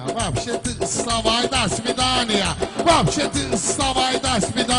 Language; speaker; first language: Russian; non-native, learner; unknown